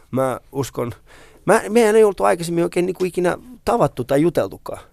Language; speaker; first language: Finnish; early bilingual, other home language; Persian